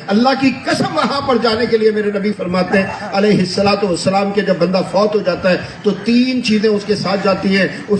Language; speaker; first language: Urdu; non-native, local second language; Punjabi